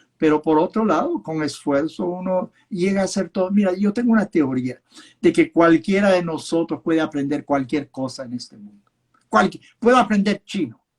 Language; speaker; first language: Spanish; early bilingual, other home language; Yiddish